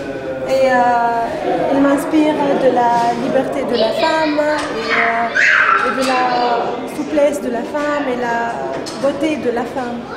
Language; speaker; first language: French; non-native, local second language; Arabic